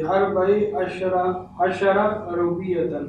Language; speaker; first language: Arabic; non-native, learner; Urdu